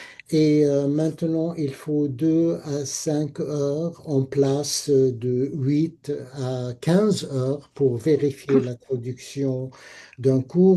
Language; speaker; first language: French; non-native, fluent; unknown